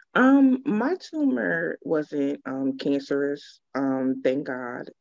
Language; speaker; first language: English; native; English